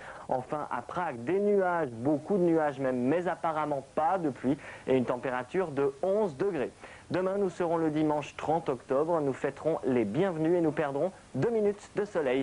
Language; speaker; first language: French; native; French